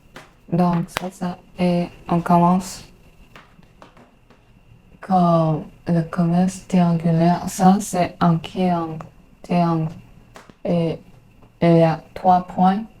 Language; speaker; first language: French; non-native, learner; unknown